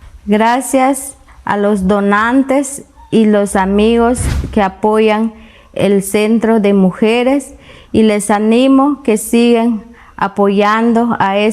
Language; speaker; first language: Spanish; non-native, local second language; Kaqchikel